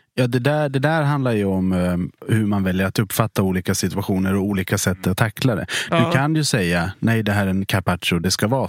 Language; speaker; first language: Swedish; native; Swedish